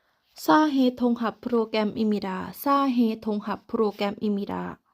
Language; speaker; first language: Korean; non-native, learner; Thai